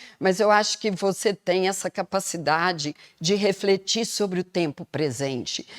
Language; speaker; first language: Portuguese; native; Portuguese